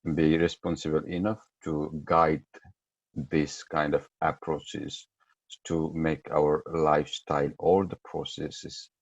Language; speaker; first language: English; non-native, local second language; Nepali